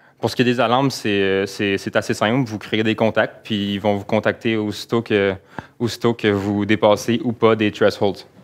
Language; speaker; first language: French; native; French